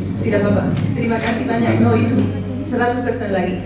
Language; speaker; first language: Indonesian; non-native, fluent; Spanish